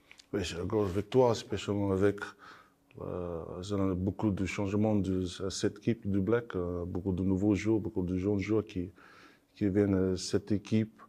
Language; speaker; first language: French; non-native, learner; English